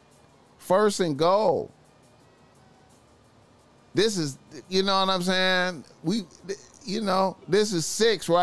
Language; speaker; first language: English; native; English